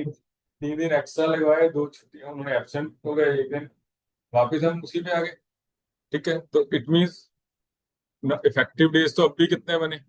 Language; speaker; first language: Hindi; native; Hindi